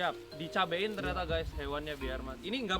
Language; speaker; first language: Indonesian; native; Indonesian